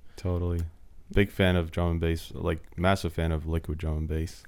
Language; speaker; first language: English; early bilingual, other home language; Slovak